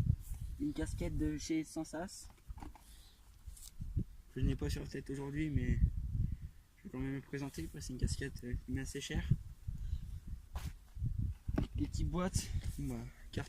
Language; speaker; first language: French; native; French